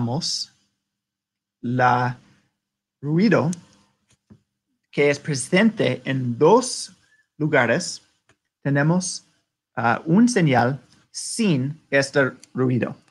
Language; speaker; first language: Spanish; non-native, learner; English